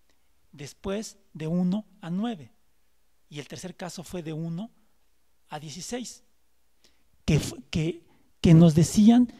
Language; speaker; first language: Spanish; native; Spanish